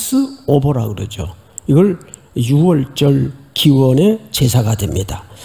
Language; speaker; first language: Korean; native; Korean